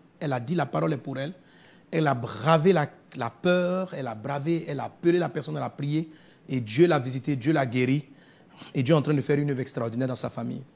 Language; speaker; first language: French; non-native, local second language; Dyula